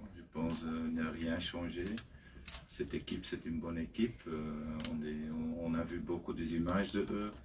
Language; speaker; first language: French; non-native, fluent; Dutch